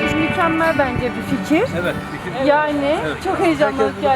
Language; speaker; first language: Turkish; non-native, fluent; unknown